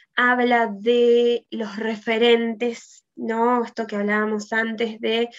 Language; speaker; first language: Spanish; native; Spanish